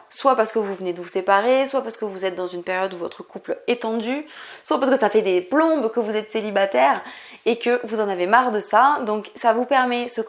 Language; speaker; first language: French; native; French